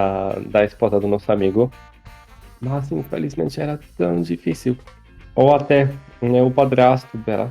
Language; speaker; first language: Portuguese; non-native, fluent; Polish